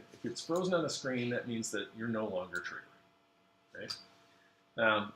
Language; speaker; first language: English; native; English